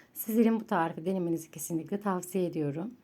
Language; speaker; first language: Turkish; native; Turkish